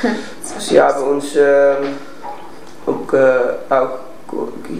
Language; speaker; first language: German; non-native, learner; Dutch